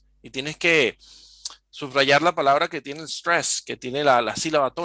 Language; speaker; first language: Spanish; native; Spanish